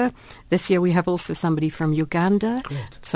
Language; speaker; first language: English; native; English